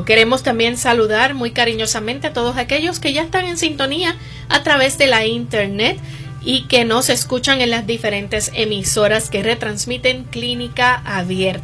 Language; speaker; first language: Spanish; native; Spanish